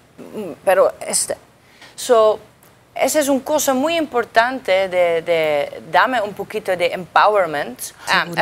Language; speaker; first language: Spanish; non-native, learner; Dutch